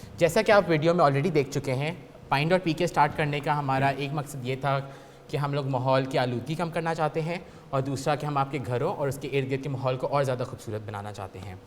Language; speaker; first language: Urdu; native; Urdu